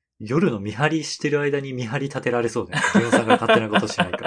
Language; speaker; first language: Japanese; native; Japanese